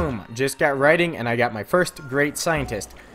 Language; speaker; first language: English; native; English